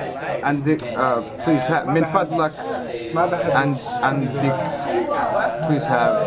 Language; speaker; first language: Arabic; non-native, learner; English